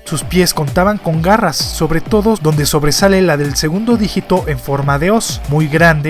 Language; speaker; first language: Spanish; native; Spanish